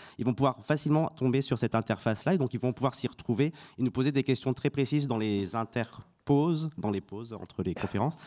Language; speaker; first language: French; native; French